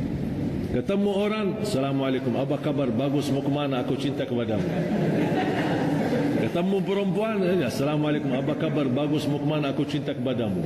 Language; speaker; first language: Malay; non-native, fluent; Arabic